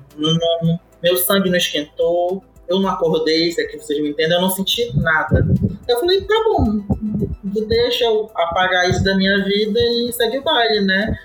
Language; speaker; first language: Portuguese; native; Portuguese